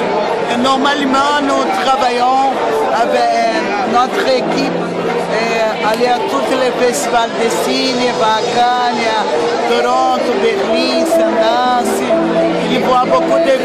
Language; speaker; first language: French; non-native, learner; Portuguese